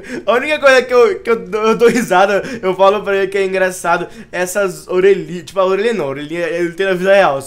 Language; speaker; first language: Portuguese; native; Portuguese